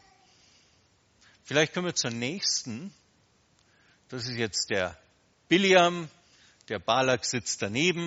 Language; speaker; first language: German; native; German